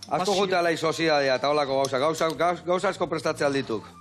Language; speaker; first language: Basque; native; Basque